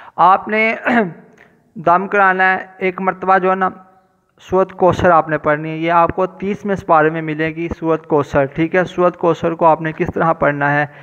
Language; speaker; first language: Urdu; non-native, local second language; Punjabi